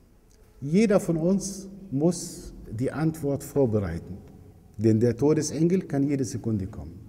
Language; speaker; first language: German; non-native, fluent; Arabic